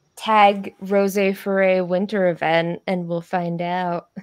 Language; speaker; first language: English; native; English